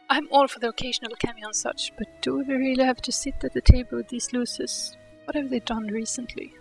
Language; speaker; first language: English; non-native, fluent; Swedish